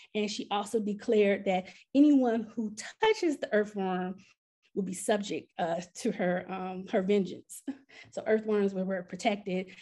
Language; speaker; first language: English; native; English